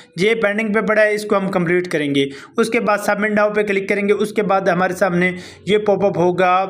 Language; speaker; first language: Urdu; non-native, local second language; Punjabi